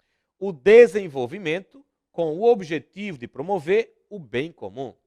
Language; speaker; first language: Portuguese; native; Portuguese